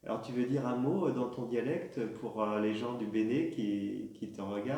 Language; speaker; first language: French; native; French